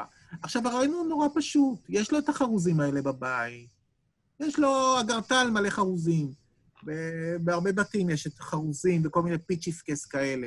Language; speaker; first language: Hebrew; native; Hebrew